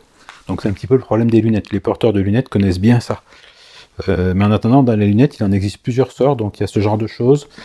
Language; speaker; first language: French; native; French